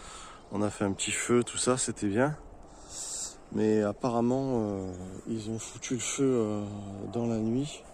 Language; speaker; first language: French; native; French